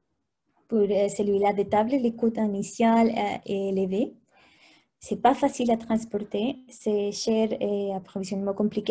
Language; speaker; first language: French; non-native, fluent; Spanish